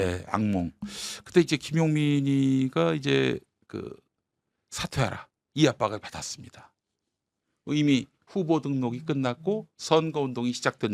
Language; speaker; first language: Korean; native; Korean